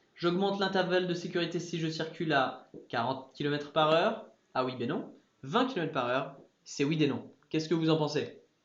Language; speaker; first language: French; early bilingual, other home language; English